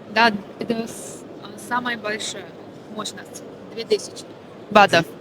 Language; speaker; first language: Russian; non-native, learner; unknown